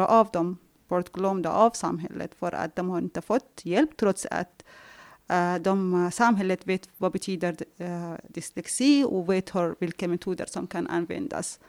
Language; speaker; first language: Swedish; non-native, fluent; Arabic